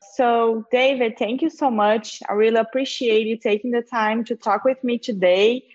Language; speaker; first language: English; non-native, fluent; Portuguese